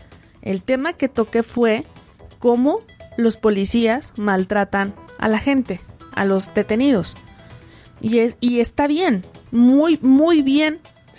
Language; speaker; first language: Spanish; native; Spanish